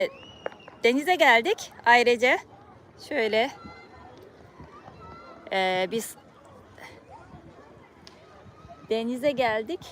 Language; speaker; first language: Turkish; non-native, fluent; Japanese